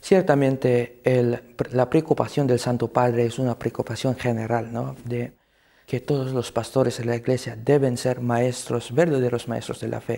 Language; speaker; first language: Spanish; non-native, fluent; Cebuano